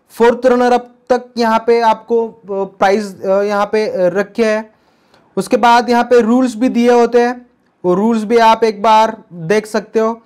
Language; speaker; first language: Hindi; non-native, local second language; Marathi